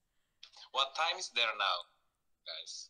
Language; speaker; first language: English; non-native, fluent; Indonesian